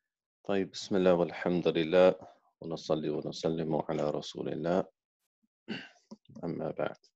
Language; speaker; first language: Arabic; non-native, fluent; English